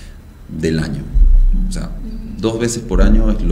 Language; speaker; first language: Spanish; native; Spanish